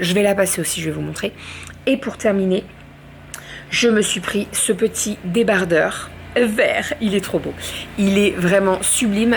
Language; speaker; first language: French; native; French